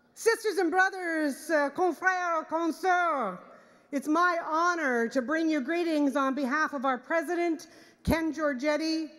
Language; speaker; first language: English; native; English